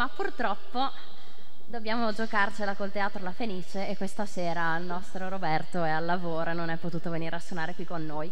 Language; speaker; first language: Italian; native; Italian